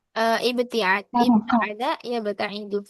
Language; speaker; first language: Arabic; non-native, fluent; Indonesian